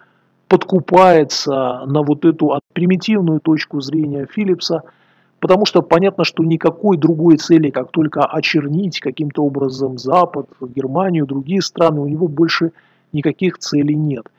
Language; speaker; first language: Russian; native; Russian